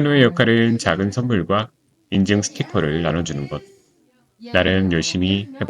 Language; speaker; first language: Korean; native; Korean